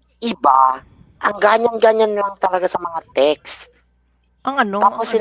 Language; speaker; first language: Filipino; non-native, learner; Indonesian